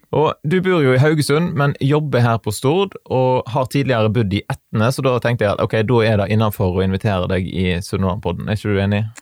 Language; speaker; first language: Norwegian; native; Norwegian